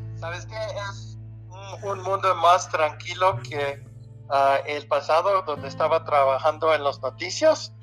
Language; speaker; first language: Spanish; early bilingual, heritage; Spanish